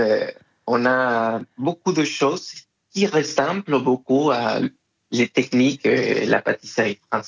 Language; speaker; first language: French; non-native, fluent; Spanish